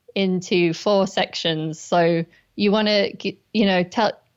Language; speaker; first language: English; native; English